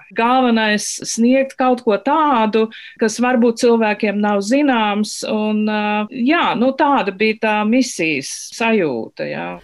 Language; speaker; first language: Latvian; native; Latvian